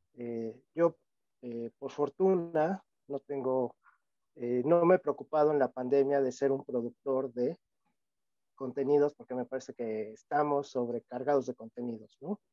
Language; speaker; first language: Spanish; native; Spanish